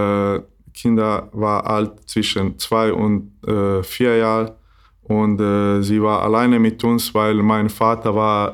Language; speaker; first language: German; non-native, learner; Bosnian